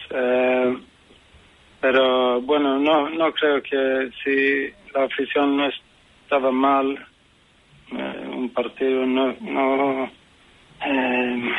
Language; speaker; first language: Spanish; non-native, fluent; Swedish